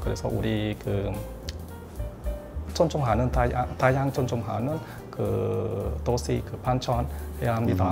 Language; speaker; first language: Korean; non-native, learner; Vietnamese